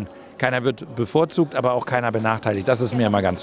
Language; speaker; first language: German; native; German